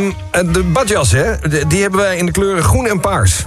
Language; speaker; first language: Dutch; native; Dutch